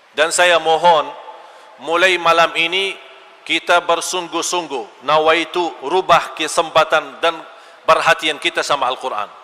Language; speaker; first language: Malay; non-native, fluent; Arabic